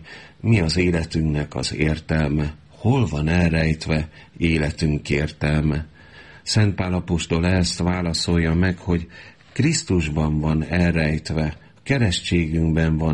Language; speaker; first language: Hungarian; native; Hungarian